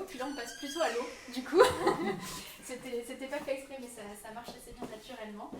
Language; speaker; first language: French; native; French